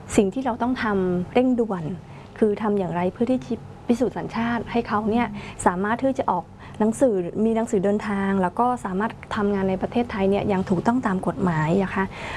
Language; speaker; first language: Thai; non-native, fluent; Khmer